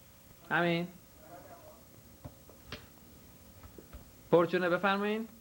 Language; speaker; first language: Persian; native; Persian